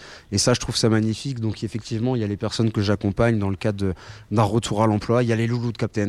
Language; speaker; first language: French; native; French